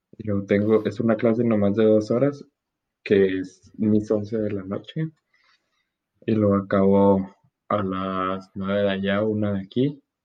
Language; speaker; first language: Spanish; native; Spanish